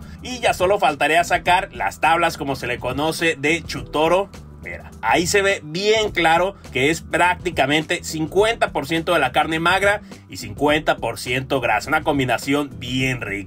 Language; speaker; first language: Spanish; native; Spanish